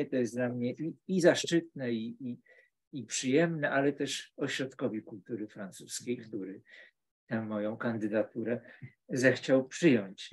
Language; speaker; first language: Polish; native; Polish